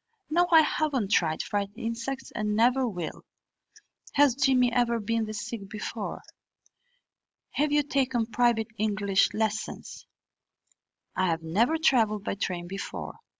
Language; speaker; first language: English; non-native, fluent; Albanian